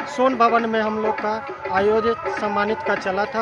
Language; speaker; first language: Hindi; native; Hindi